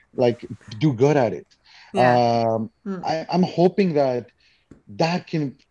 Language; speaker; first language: English; non-native, fluent; Spanish